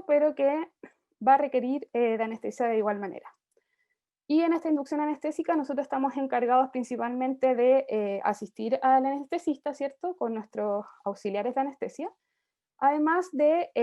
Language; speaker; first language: Spanish; native; Spanish